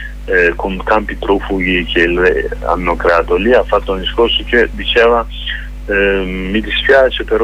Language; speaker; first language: Italian; non-native, fluent; Kurdish